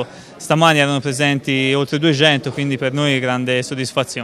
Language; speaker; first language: Italian; native; Italian